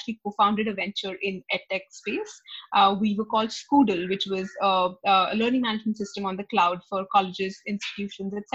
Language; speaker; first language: English; non-native, local second language; Hindi